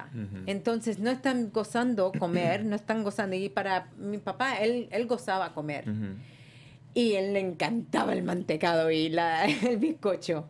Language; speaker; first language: Spanish; early bilingual, heritage; Spanish